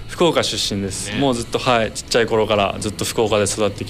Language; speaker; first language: Japanese; native; Japanese